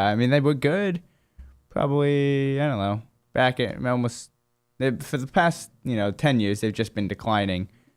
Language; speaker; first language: English; native; English